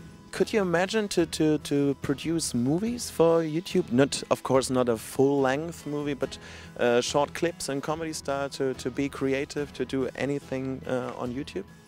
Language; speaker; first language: English; non-native, fluent; German